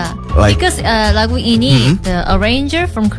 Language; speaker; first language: English; non-native, learner; Indonesian